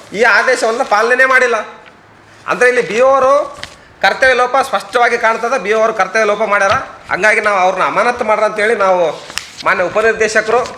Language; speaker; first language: Kannada; native; Kannada